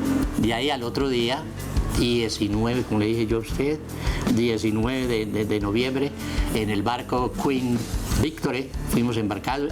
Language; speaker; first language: Spanish; native; Spanish